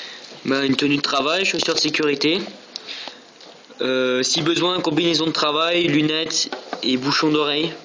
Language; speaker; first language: French; native; French